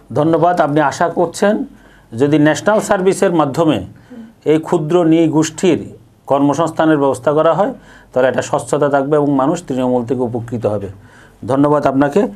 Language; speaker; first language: Bangla; native; Bangla